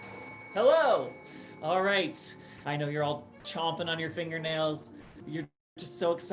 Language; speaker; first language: English; native; English